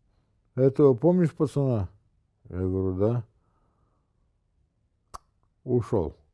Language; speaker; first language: Russian; native; Russian